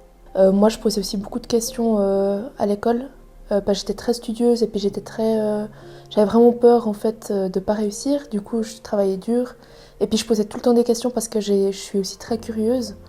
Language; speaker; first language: French; native; French